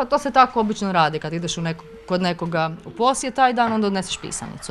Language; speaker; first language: Croatian; native; Croatian